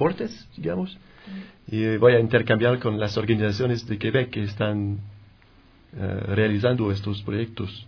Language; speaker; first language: Spanish; non-native, fluent; French